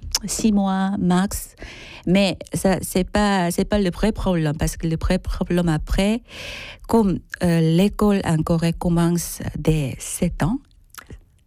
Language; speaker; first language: French; non-native, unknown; Korean